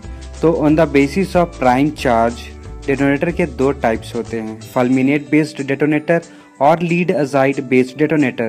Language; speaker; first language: Hindi; native; Hindi